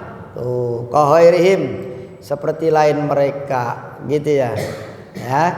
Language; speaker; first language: Malay; native; Malay